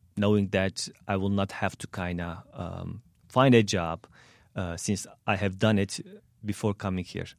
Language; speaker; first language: English; non-native, fluent; Turkish